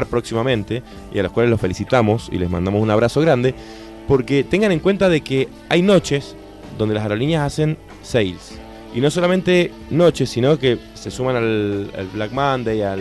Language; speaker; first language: Spanish; native; Spanish